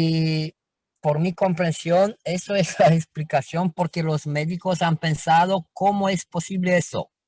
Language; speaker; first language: Spanish; non-native, fluent; Romanian